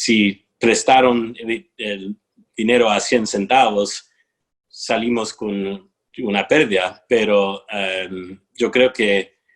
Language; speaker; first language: Spanish; non-native, fluent; English